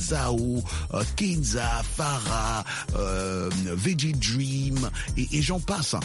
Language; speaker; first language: French; non-native, local second language; Lingala